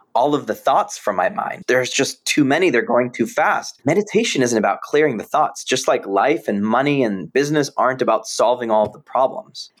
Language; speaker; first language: English; native; English